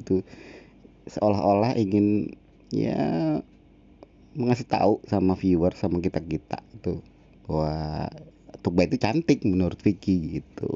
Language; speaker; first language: Indonesian; native; Indonesian